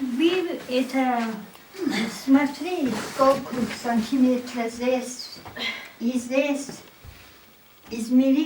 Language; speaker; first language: Russian; non-native, local second language; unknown